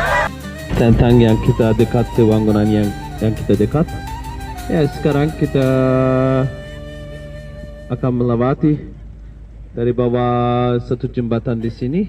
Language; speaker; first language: Indonesian; non-native, fluent; Turkish